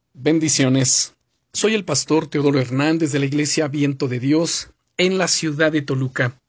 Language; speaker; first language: Spanish; native; Spanish